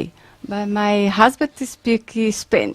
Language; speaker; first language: English; non-native, learner; Portuguese